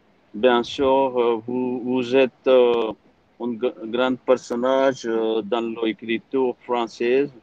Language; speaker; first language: French; non-native, learner; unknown